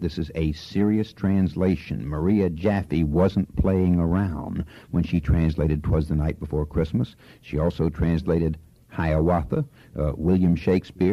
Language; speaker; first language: English; native; English